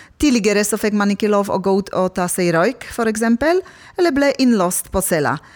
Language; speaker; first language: Norwegian; non-native, fluent; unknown